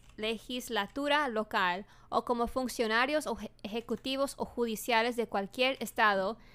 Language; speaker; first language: Spanish; early bilingual, heritage; Spanish